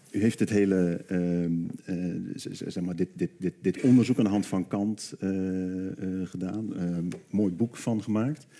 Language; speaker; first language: Dutch; native; Dutch